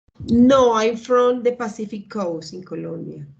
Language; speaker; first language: English; non-native, learner; Spanish